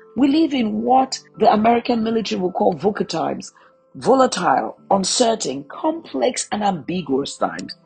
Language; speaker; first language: English; non-native, local second language; Yoruba